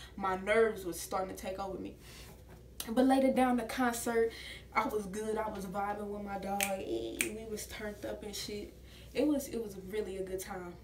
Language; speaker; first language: English; native; English